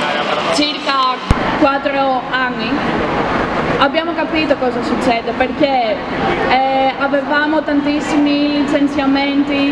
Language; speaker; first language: Italian; non-native, learner; Greek